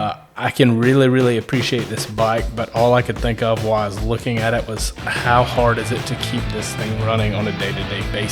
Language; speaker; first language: English; native; English